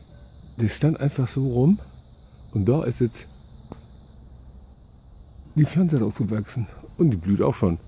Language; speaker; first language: German; native; German